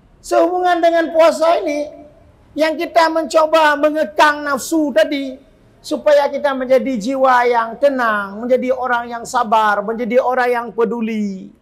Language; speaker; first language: Malay; non-native, local second language; Achinese